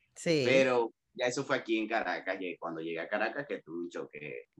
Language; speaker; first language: Spanish; native; Spanish